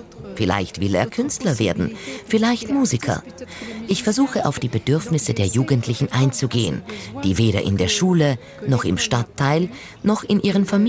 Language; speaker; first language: German; native; German